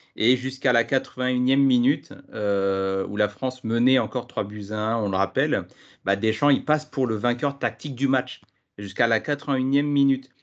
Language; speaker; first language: French; native; French